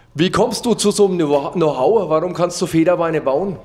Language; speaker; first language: German; native; German